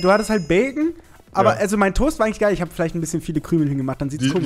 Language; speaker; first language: German; native; German